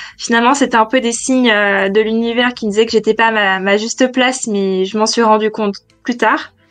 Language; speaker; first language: French; native; French